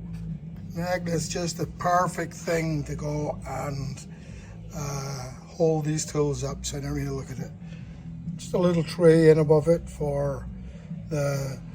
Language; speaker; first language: English; native; English